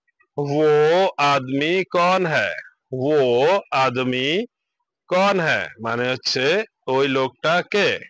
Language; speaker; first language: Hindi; non-native, learner; Bangla